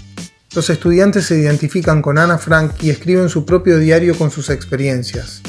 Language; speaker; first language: Spanish; native; Spanish